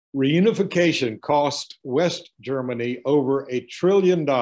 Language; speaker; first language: English; native; English